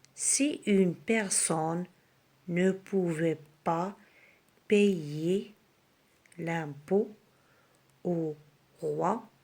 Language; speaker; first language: French; non-native, local second language; Arabic